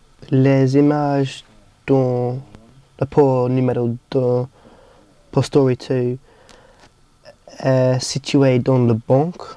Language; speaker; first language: French; non-native, learner; English